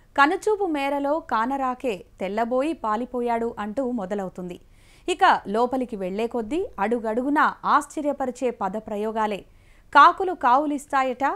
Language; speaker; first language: Telugu; native; Telugu